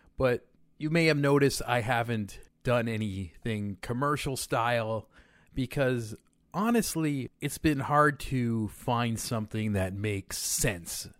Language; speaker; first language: English; native; English